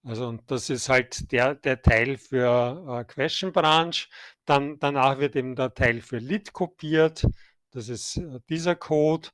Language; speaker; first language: German; native; German